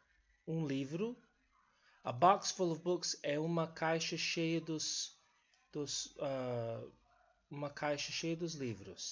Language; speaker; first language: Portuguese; non-native, fluent; English